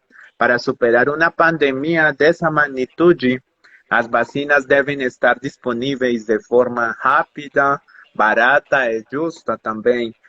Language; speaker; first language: Portuguese; non-native, fluent; Spanish